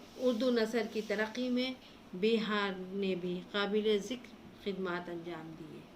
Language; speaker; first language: Urdu; native; Urdu